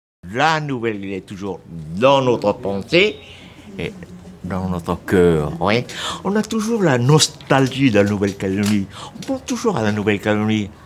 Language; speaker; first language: French; non-native, local second language; Vietnamese